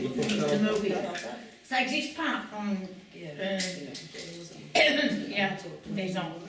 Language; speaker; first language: French; non-native, learner; English